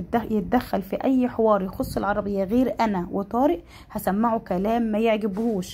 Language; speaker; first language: Arabic; native; Arabic